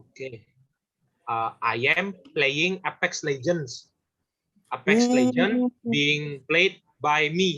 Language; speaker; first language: English; non-native, learner; Indonesian